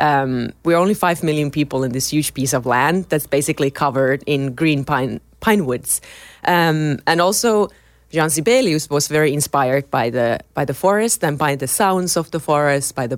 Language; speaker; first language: English; non-native, fluent; Finnish